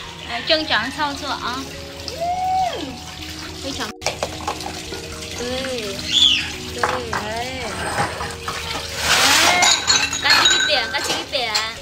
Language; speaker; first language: Chinese; non-native, fluent; Vietnamese